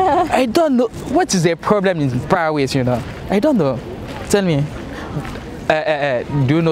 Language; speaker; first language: English; non-native, learner; French